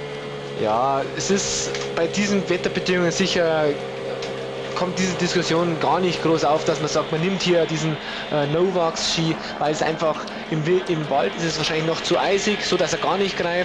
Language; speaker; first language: German; native; German